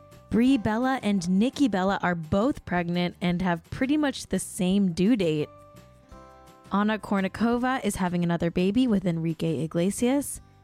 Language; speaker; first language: English; native; English